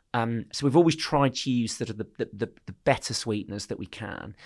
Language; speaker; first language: English; native; English